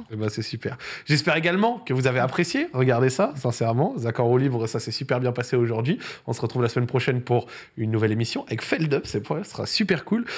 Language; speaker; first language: French; native; French